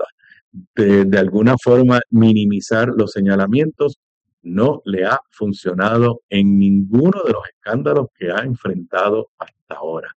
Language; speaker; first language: Spanish; native; Spanish